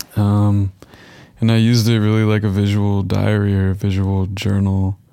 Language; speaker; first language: English; native; English